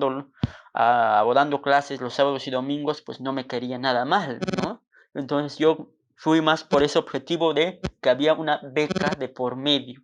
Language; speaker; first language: Spanish; non-native, local second language; Tzotzil